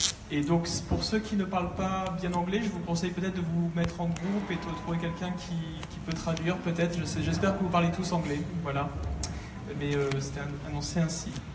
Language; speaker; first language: French; native; French